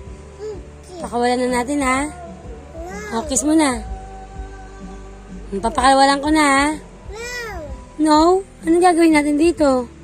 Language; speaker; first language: Filipino; native; Filipino